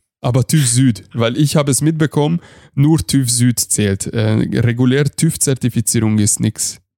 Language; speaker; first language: German; non-native, fluent; Hungarian